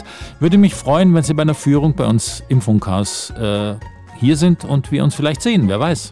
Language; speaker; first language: German; native; German